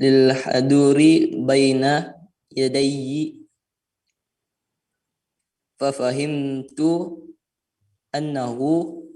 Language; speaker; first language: Arabic; non-native, learner; Indonesian